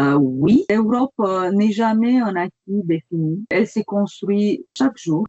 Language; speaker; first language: French; non-native, fluent; Romanian